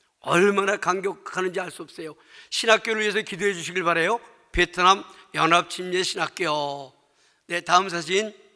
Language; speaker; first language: Korean; native; Korean